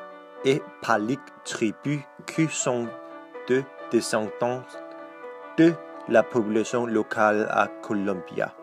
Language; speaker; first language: French; non-native, learner; Danish